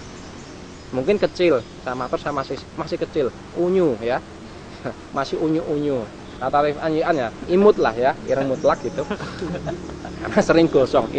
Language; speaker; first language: Indonesian; non-native, local second language; Javanese